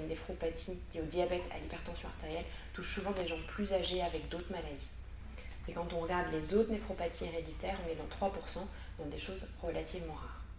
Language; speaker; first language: French; native; French